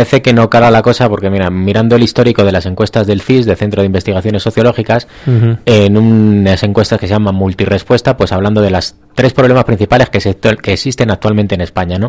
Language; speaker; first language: Spanish; native; Spanish